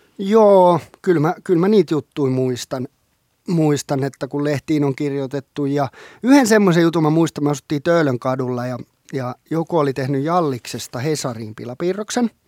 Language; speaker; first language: Finnish; non-native, local second language; Swedish